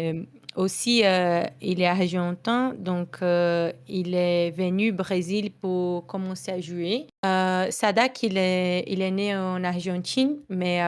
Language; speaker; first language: French; non-native, fluent; Portuguese